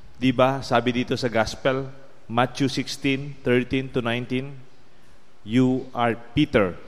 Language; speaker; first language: Filipino; non-native, local second language; Pampanga